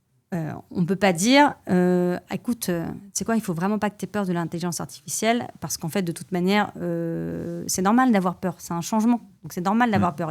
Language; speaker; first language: French; native; French